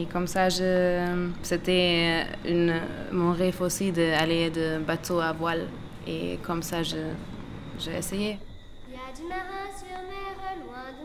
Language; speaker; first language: French; non-native, learner; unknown